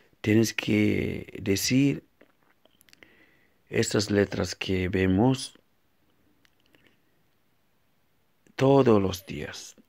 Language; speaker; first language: Spanish; non-native, learner; Fula